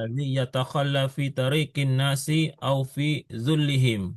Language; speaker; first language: Arabic; non-native, learner; Indonesian